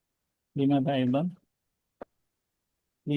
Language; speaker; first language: Arabic; non-native, fluent; Indonesian